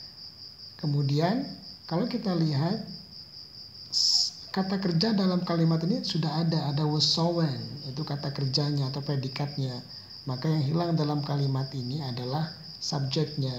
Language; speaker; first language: Indonesian; native; Indonesian